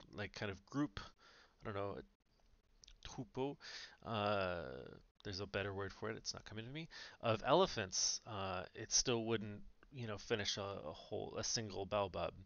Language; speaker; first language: English; native; English